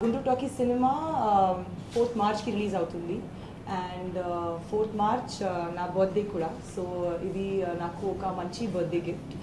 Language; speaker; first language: Telugu; non-native, learner; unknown